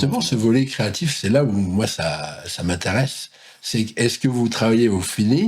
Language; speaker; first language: French; native; French